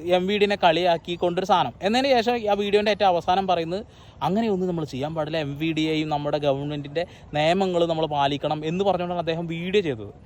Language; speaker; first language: Malayalam; native; Malayalam